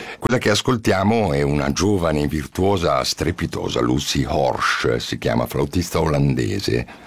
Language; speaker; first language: Italian; native; Italian